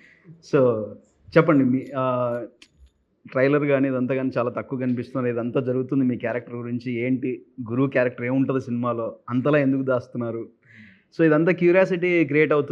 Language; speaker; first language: Telugu; native; Telugu